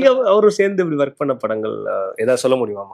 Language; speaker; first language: Tamil; native; Tamil